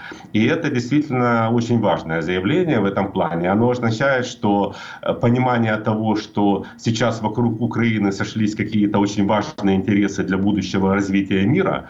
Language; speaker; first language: Russian; native; Russian